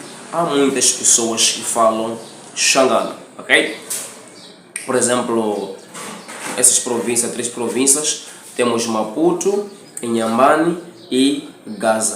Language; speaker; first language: Portuguese; non-native, local second language; Tsonga